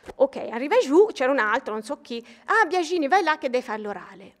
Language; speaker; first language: Italian; native; Italian